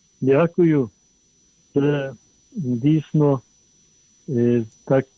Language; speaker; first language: Ukrainian; non-native, fluent; Polish